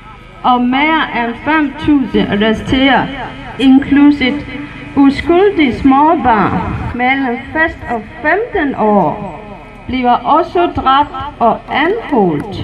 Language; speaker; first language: Danish; non-native, learner; Burmese